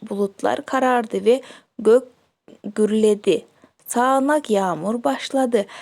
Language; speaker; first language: Turkish; non-native, fluent; Kyrgyz